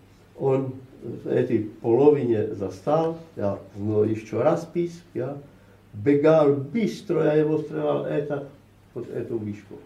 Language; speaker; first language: Russian; non-native, learner; Slovak